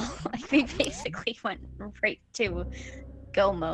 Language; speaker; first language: English; native; English